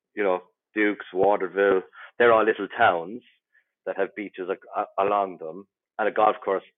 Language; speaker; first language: English; native; English